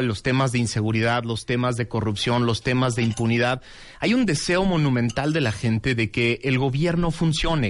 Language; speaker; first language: Spanish; native; Spanish